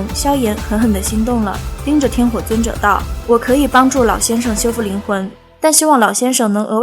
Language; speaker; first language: Chinese; native; Chinese